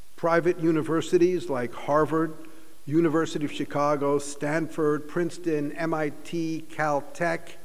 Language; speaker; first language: English; native; English